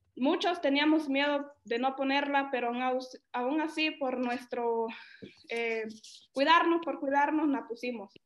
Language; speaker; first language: Spanish; native; Spanish